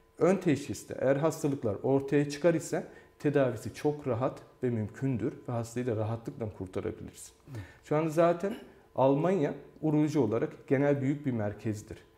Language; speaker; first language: Turkish; early bilingual, heritage; Turkish